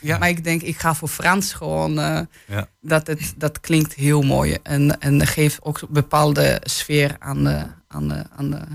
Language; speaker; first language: Dutch; non-native, fluent; Polish